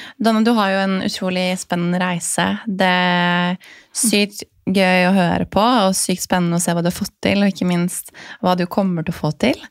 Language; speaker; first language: Norwegian; native; Norwegian